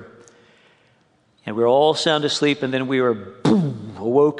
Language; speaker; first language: English; native; English